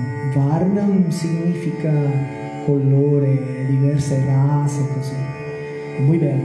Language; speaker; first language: Italian; non-native, learner; Portuguese